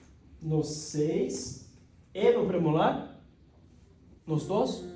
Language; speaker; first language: Spanish; non-native, fluent; Portuguese